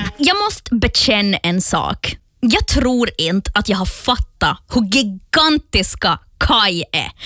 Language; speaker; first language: Swedish; native; Swedish